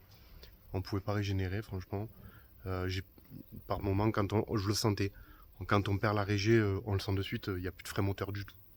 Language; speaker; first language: French; native; French